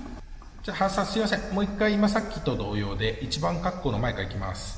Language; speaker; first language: Japanese; native; Japanese